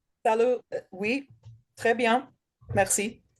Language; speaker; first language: French; non-native, learner; Portuguese